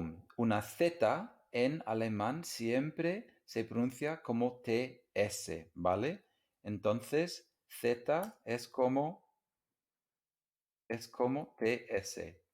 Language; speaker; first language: Spanish; non-native, fluent; English